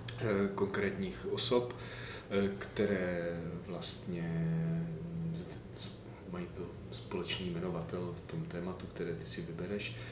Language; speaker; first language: Czech; native; Czech